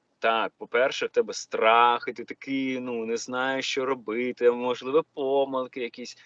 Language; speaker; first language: Ukrainian; non-native, local second language; Russian